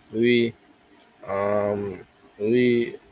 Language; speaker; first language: French; non-native, learner; English